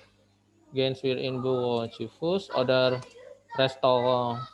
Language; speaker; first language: German; non-native, fluent; Indonesian